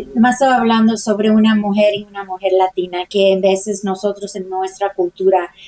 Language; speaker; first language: Spanish; early bilingual, heritage; Spanish